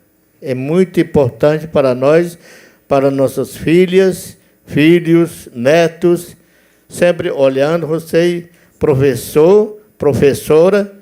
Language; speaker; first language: Portuguese; non-native, local second language; Yanomámi